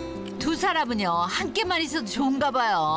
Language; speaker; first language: Korean; native; Korean